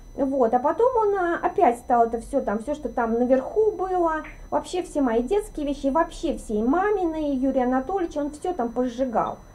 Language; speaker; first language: Russian; native; Russian